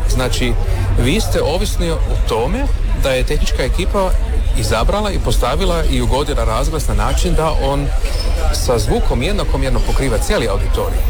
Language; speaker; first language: Croatian; early bilingual, heritage; Croatian